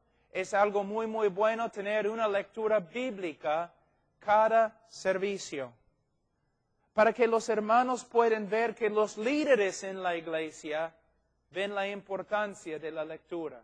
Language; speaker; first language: Spanish; non-native, fluent; English